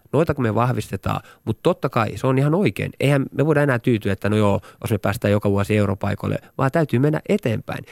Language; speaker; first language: Finnish; native; Finnish